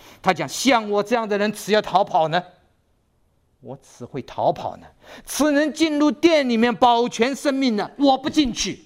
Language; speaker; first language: Chinese; native; Chinese